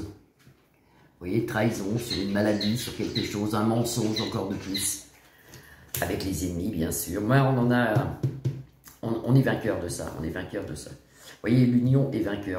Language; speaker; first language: French; native; French